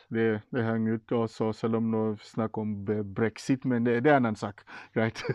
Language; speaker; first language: Norwegian; non-native, fluent; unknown